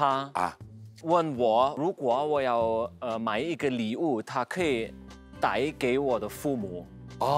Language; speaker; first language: Chinese; non-native, fluent; German